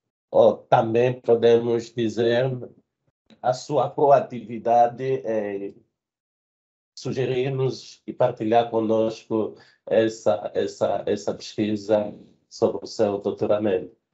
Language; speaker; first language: Portuguese; native; Portuguese